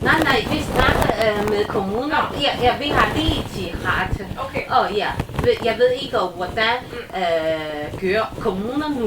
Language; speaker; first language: Danish; non-native, learner; Chinese